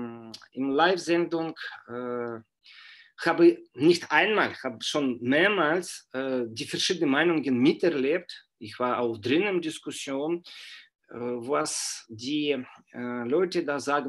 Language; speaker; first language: German; non-native, fluent; Russian